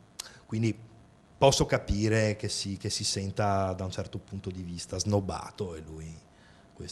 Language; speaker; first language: Italian; native; Italian